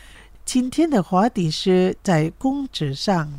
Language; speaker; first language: Chinese; non-native, fluent; Indonesian